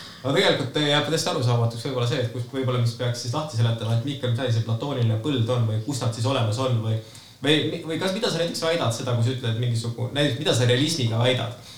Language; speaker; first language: Estonian; native; Estonian